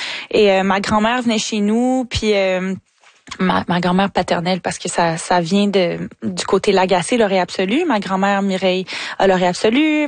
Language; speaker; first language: French; native; French